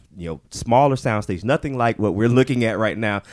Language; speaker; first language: English; native; English